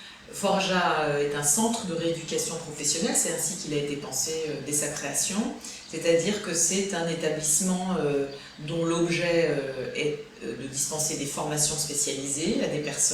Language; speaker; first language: French; native; French